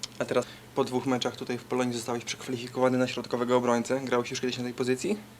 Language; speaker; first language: Polish; native; Polish